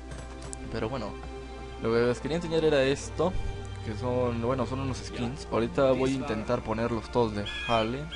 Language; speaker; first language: Spanish; native; Spanish